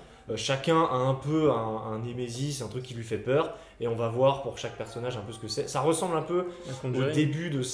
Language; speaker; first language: French; native; French